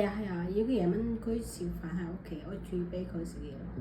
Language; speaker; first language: Cantonese; non-native, learner; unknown